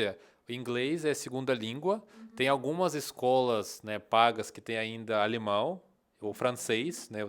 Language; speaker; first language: Portuguese; non-native, fluent; Russian